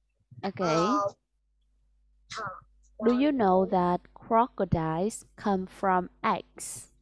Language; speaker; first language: English; non-native, fluent; Vietnamese